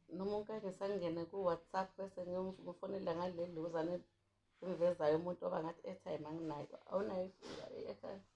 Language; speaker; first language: Zulu; native; Zulu